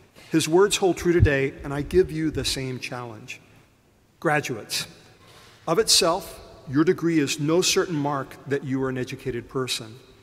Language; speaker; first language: English; native; English